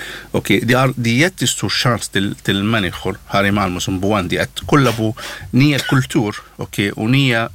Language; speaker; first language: Swedish; non-native, learner; Arabic